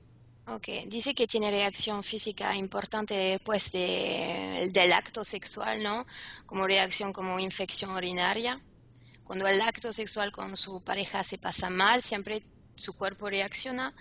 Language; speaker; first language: Spanish; non-native, fluent; French